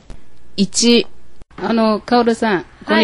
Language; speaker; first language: Japanese; non-native, learner; Chinese